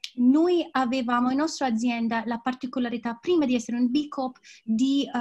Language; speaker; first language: Italian; non-native, fluent; English